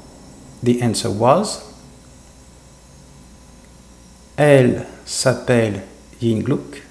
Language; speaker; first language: French; non-native, fluent; English